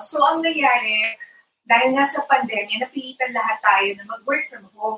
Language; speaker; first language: Filipino; non-native, local second language; Iloko